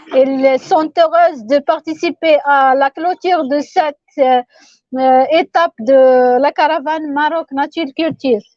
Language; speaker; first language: French; non-native, local second language; Arabic